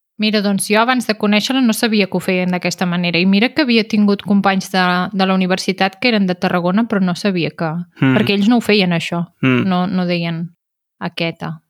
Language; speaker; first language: Catalan; native; Catalan